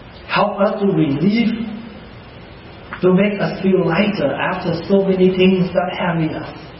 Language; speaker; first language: English; non-native, fluent; Vietnamese